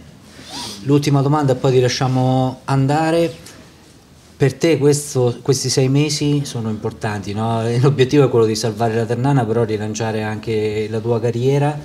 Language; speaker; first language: Italian; native; Italian